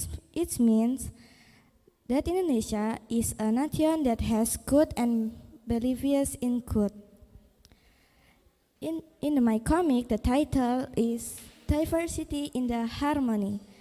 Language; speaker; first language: English; non-native, learner; Indonesian